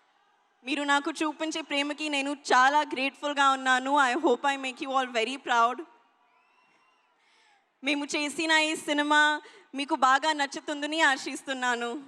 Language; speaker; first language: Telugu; non-native, local second language; Hindi